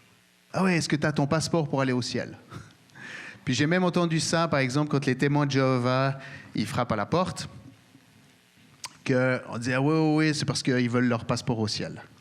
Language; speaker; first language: French; native; French